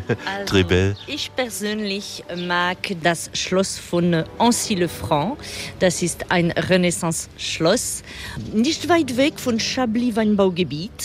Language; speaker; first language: German; non-native, fluent; French